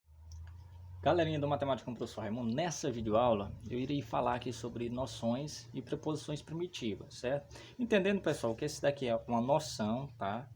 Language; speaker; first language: Portuguese; native; Portuguese